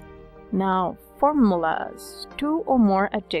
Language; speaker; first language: English; non-native, fluent; Spanish